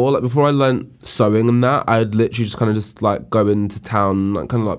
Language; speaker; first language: English; native; English